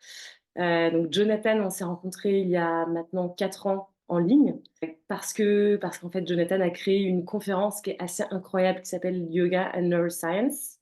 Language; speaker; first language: French; native; French